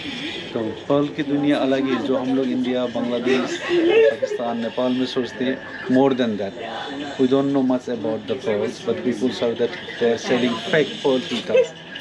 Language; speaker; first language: Hindi; non-native, fluent; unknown